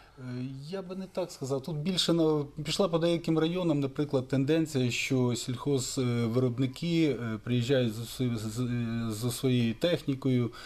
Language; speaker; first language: Ukrainian; native; Ukrainian